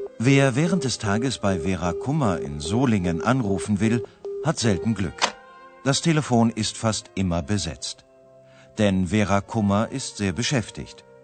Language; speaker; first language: German; native; German